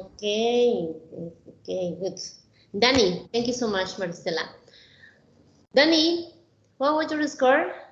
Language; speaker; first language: English; non-native, fluent; Spanish